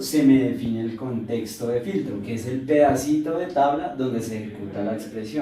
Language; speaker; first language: Spanish; native; Spanish